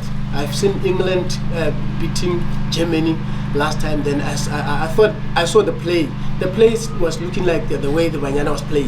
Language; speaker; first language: English; non-native, local second language; Northern Sotho